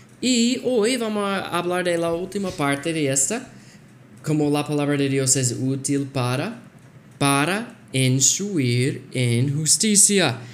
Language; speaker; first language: Spanish; non-native, fluent; English